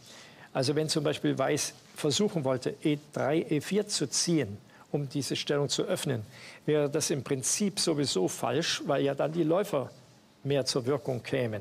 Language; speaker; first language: German; native; German